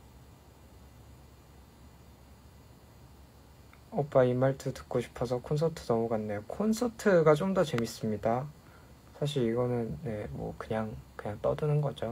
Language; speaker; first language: Korean; native; Korean